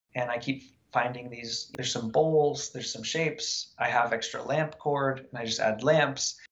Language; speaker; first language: English; native; English